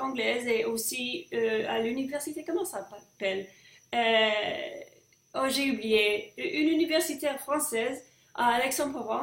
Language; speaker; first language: French; non-native, fluent; English